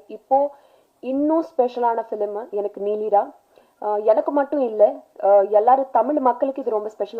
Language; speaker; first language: Tamil; non-native, learner; Telugu